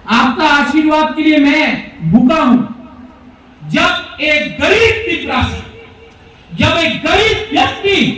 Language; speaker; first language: Hindi; non-native, local second language; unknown